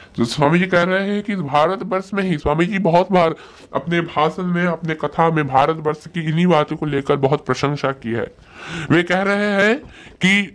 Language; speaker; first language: Hindi; non-native, local second language; Bangla